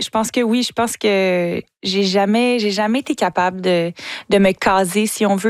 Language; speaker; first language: French; native; French